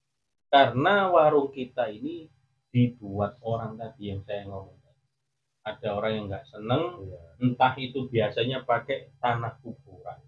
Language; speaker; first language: Indonesian; non-native, local second language; Javanese